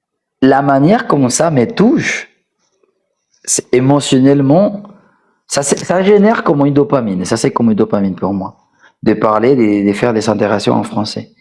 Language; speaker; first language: French; non-native, fluent; Spanish